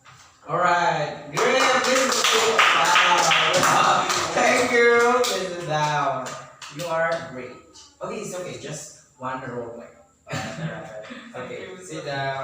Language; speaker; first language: English; non-native, learner; Indonesian